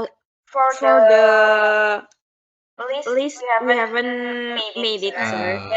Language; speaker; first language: English; non-native, learner; Indonesian